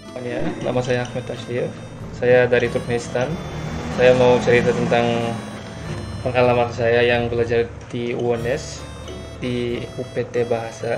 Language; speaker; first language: Indonesian; non-native, learner; Turkmen